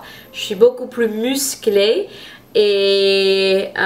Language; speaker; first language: French; non-native, fluent; English